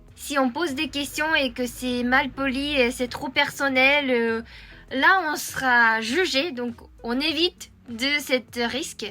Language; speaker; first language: French; non-native, fluent; Japanese